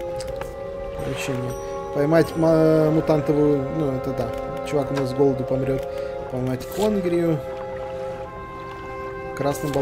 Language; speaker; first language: Russian; native; Russian